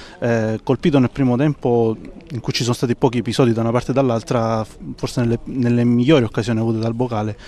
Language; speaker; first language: Italian; native; Italian